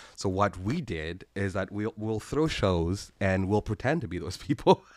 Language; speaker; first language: English; non-native, local second language; Kinyarwanda